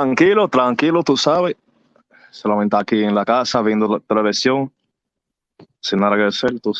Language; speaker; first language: Spanish; early bilingual, heritage; English